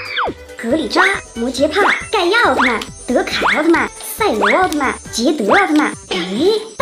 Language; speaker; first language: Chinese; native; Chinese